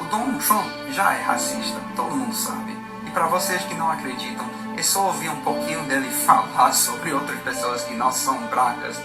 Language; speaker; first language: Portuguese; non-native, fluent; English